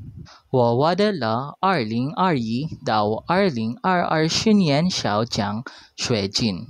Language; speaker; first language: Chinese; non-native, learner; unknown